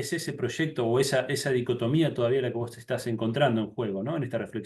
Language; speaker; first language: Spanish; native; Spanish